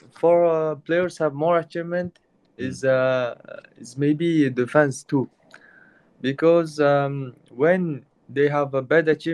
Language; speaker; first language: English; non-native, learner; Mongolian